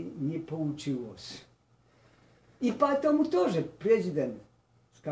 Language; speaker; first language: Russian; non-native, learner; Polish